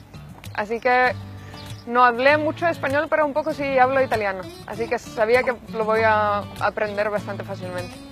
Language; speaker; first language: Spanish; non-native, fluent; Finnish